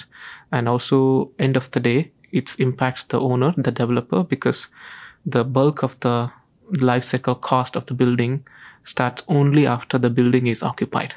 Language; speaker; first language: English; non-native, local second language; Tamil